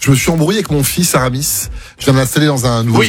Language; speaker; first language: French; native; French